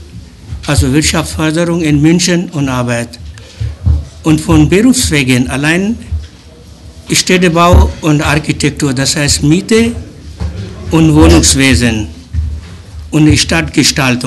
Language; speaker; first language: German; early bilingual, other home language; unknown